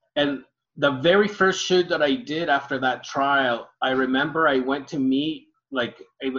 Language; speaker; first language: English; early bilingual, other home language; Spanish